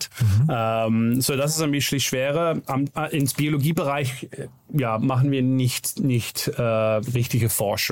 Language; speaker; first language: German; non-native, learner; Dutch